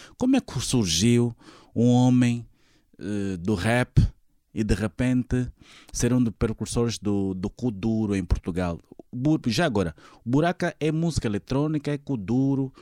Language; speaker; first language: Portuguese; native; Portuguese